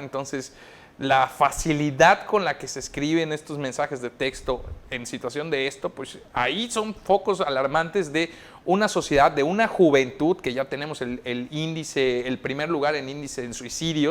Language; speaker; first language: Spanish; native; Spanish